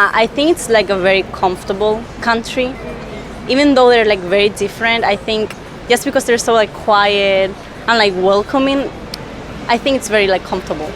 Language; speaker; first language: English; non-native, fluent; Spanish